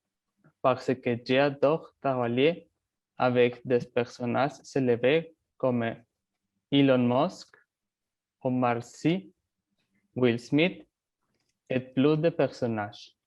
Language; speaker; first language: French; non-native, learner; Spanish